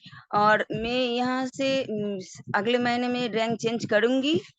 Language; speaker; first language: Hindi; non-native, local second language; Bangla